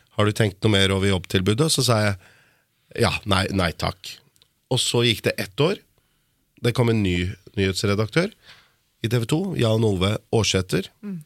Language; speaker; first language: Norwegian; early bilingual, other home language; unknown